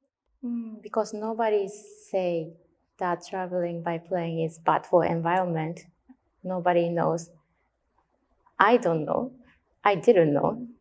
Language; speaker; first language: English; non-native, learner; Japanese